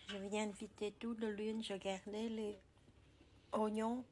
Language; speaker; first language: French; non-native, learner; Vietnamese